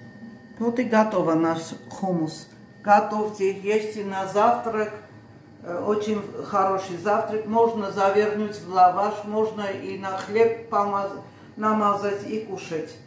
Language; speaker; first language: Russian; non-native, fluent; Armenian